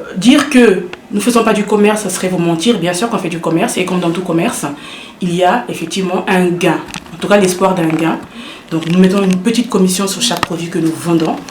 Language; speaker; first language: French; early bilingual, other home language; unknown